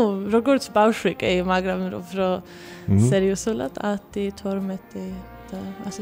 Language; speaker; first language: Georgian; early bilingual, heritage; Swedish